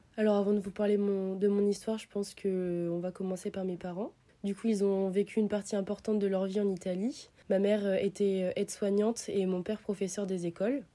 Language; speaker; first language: French; early bilingual, other home language; Italian